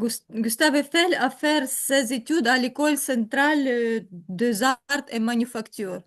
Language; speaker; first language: French; non-native, learner; Ukrainian